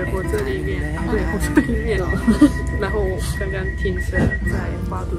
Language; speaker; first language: Chinese; non-native, learner; Japanese